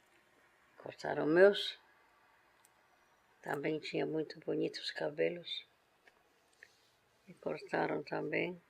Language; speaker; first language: Portuguese; non-native, fluent; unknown